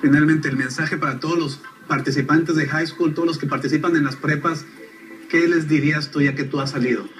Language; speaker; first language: Spanish; native; Spanish